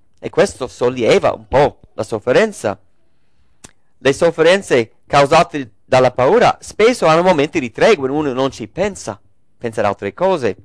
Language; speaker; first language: Italian; non-native, fluent; English